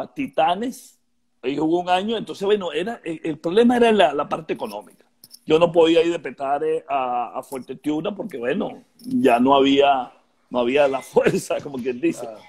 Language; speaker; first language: Spanish; native; Spanish